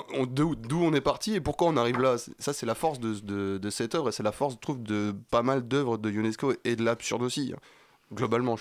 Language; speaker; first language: French; native; French